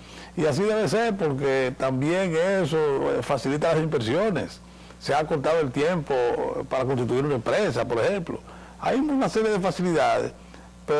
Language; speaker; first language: Spanish; native; Spanish